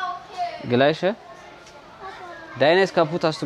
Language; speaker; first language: German; non-native, learner; Amharic